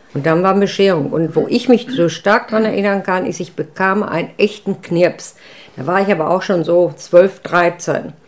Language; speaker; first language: German; native; German